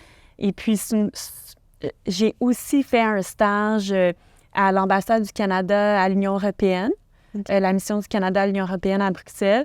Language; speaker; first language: French; native; French